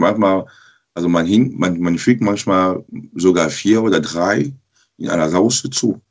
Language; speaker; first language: German; non-native, learner; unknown